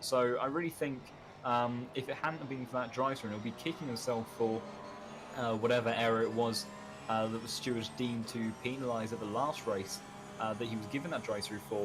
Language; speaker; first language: English; native; English